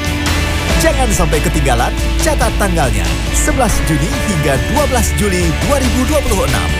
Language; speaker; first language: Indonesian; native; Indonesian